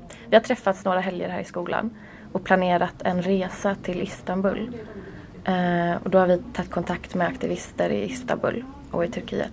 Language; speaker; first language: Swedish; native; Swedish